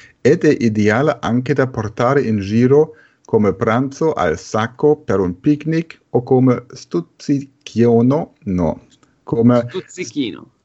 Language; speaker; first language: Italian; non-native, fluent; German